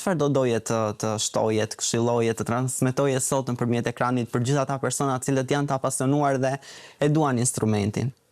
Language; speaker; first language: Albanian; native; Albanian